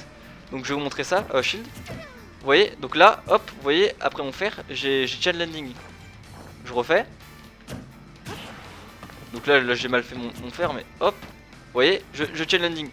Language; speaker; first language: French; native; French